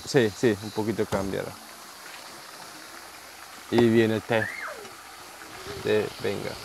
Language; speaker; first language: Spanish; non-native, learner; Turkish